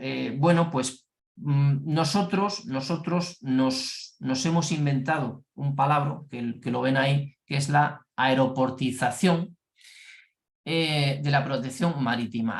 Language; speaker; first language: Spanish; native; Spanish